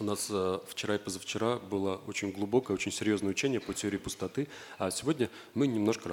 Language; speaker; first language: Russian; native; Russian